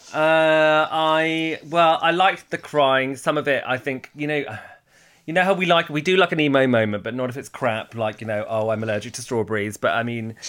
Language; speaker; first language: English; native; English